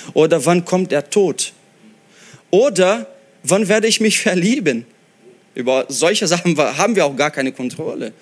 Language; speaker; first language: German; non-native, fluent; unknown